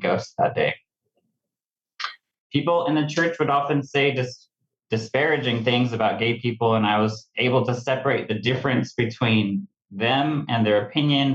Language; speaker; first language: English; native; English